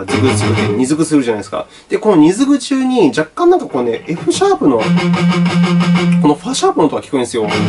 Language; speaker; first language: Japanese; native; Japanese